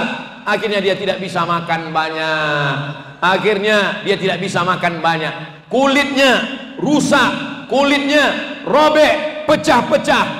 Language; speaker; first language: Indonesian; native; Indonesian